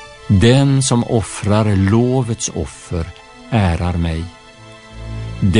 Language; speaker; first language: Swedish; native; Swedish